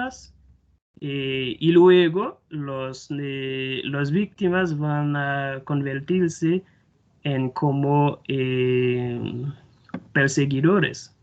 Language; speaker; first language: Spanish; non-native, fluent; Haitian Creole